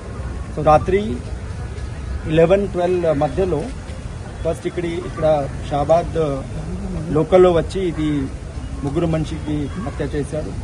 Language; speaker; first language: Telugu; non-native, local second language; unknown